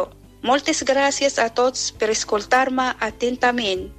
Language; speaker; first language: Catalan; non-native, learner; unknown